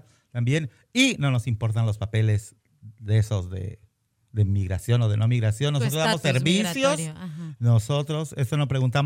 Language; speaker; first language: Spanish; native; Spanish